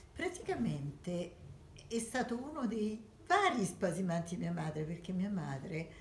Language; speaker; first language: Italian; early bilingual, other home language; Armenian